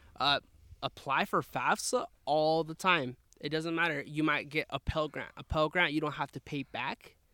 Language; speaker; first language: English; early bilingual, other home language; Spanish